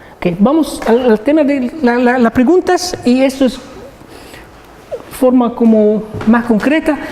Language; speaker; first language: Spanish; non-native, learner; Arabic